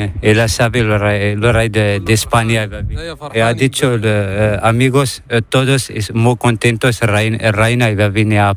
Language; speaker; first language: Spanish; non-native, learner; Arabic